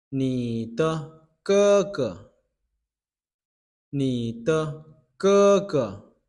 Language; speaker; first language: Chinese; non-native, fluent; Lao